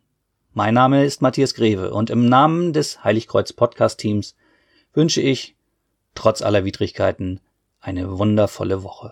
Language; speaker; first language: German; native; German